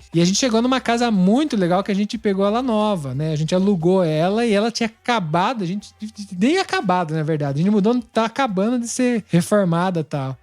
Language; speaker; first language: Portuguese; native; Portuguese